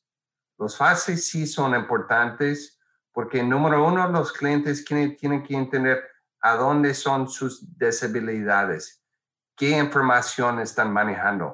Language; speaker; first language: Spanish; non-native, fluent; English